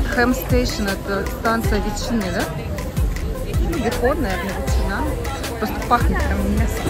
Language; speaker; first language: Russian; native; Russian